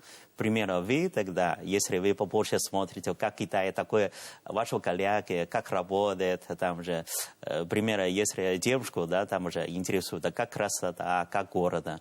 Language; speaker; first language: Russian; non-native, learner; Chinese